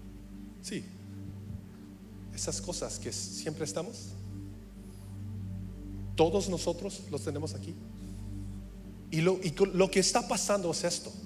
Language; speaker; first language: Spanish; early bilingual, heritage; English